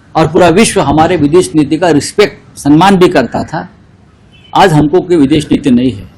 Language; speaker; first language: Hindi; non-native, local second language; Marathi